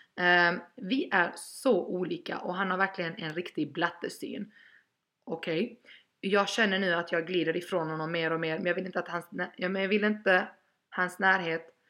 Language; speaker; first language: Swedish; early bilingual, other home language; Albanian